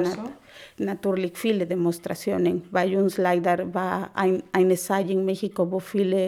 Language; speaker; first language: German; non-native, learner; Spanish